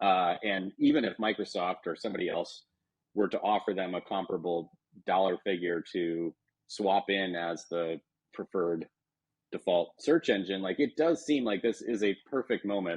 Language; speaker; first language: English; native; English